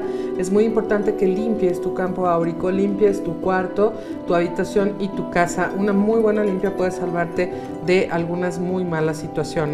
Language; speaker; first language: Spanish; native; Spanish